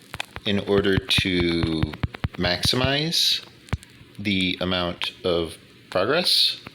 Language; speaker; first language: English; native; English